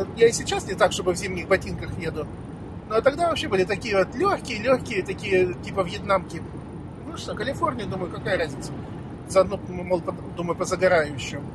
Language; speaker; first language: Russian; native; Russian